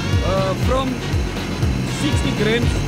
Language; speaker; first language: English; non-native, fluent; Spanish